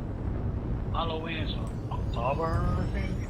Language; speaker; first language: English; native; English